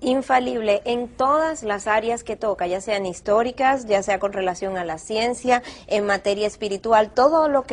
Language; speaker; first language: Spanish; native; Spanish